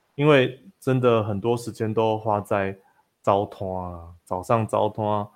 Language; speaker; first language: Chinese; native; Chinese